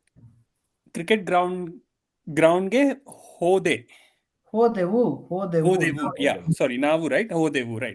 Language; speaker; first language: Kannada; non-native, learner; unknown